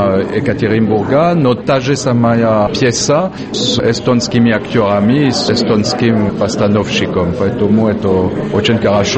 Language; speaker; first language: Russian; non-native, fluent; French